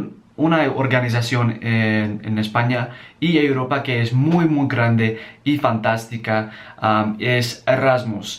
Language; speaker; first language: Spanish; non-native, learner; English